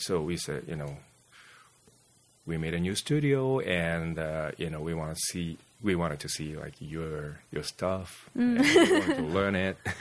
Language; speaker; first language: English; non-native, fluent; Japanese